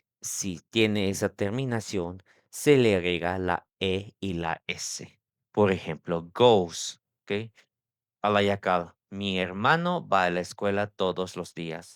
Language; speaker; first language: Spanish; non-native, local second language; Tzeltal